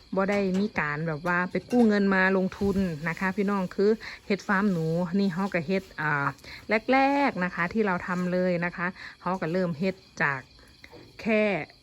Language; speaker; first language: Thai; native; Thai